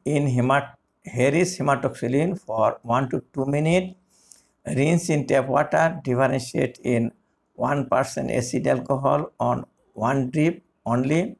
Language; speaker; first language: English; non-native, local second language; Bangla